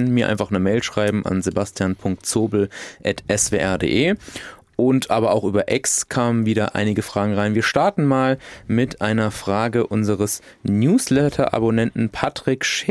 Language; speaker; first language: German; native; German